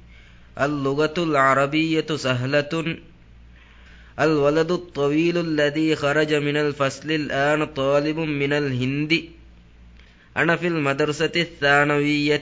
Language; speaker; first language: Arabic; non-native, learner; Divehi